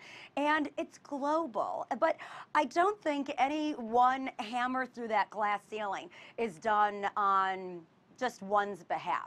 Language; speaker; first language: English; native; English